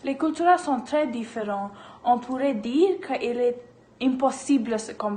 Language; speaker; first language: French; non-native, learner; English